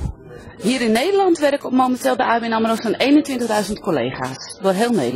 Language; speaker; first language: Dutch; native; Dutch